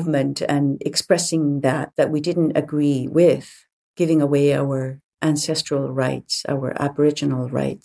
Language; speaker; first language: English; native; English